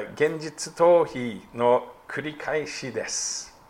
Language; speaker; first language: Japanese; non-native, fluent; English